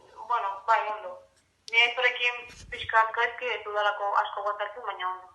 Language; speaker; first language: Basque; non-native, local second language; Spanish